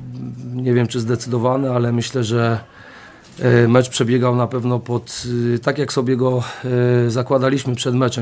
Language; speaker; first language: Polish; native; Polish